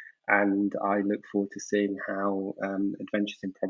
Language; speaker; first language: English; native; English